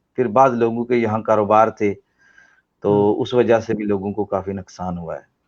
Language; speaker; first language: Urdu; non-native, local second language; Punjabi